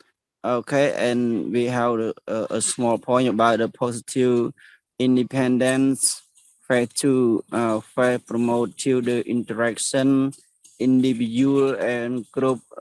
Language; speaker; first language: English; non-native, learner; Khmer